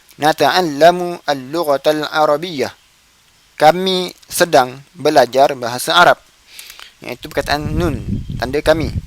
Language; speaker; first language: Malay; native; Malay